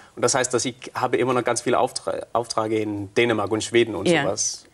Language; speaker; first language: German; non-native, fluent; Danish